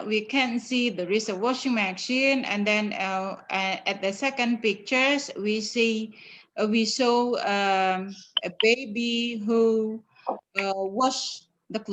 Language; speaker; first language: English; non-native, fluent; Indonesian